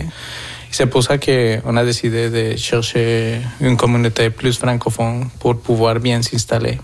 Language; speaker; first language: French; non-native, fluent; Spanish